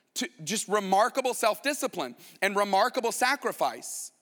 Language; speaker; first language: English; native; English